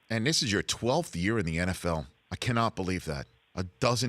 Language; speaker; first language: English; native; English